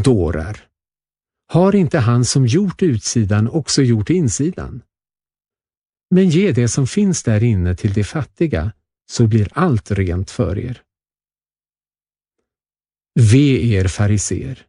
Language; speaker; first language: Swedish; native; Swedish